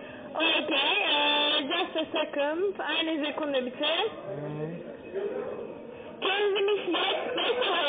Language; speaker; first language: German; non-native, learner; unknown